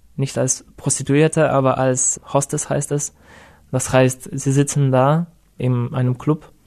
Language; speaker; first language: German; non-native, fluent; Russian